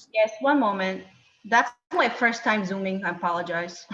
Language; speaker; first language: English; non-native, fluent; Bulgarian